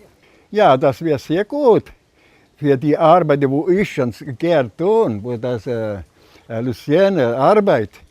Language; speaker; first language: German; early bilingual, heritage; German